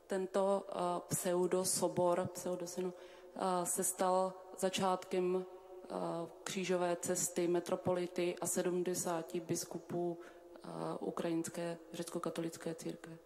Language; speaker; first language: Czech; non-native, fluent; Ukrainian